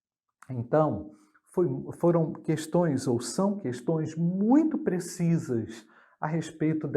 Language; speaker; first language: Portuguese; native; Portuguese